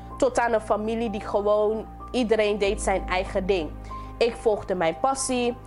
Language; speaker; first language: Dutch; non-native, local second language; English